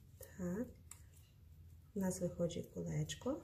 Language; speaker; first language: Polish; non-native, fluent; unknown